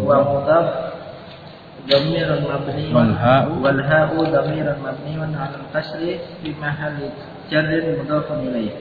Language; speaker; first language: Arabic; non-native, learner; Indonesian